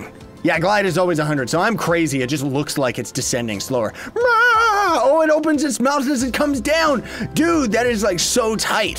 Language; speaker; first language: English; native; English